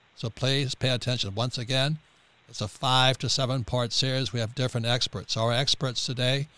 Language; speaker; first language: English; native; English